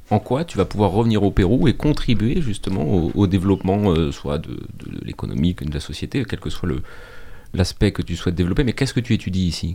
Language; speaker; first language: French; native; French